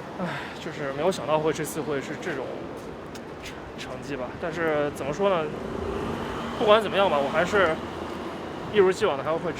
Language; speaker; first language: Chinese; native; Chinese